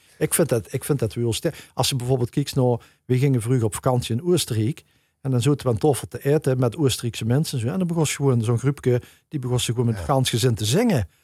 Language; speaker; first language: Dutch; native; Dutch